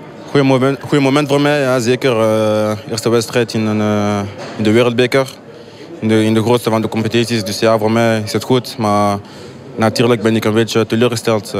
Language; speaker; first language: Dutch; non-native, local second language; French